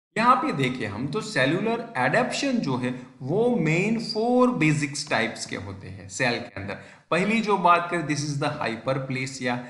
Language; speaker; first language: Hindi; non-native, local second language; Gujarati